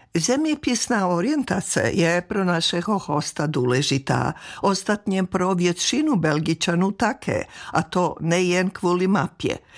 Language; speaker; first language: Czech; non-native, fluent; Serbian